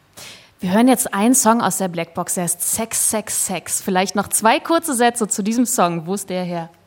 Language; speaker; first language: German; native; German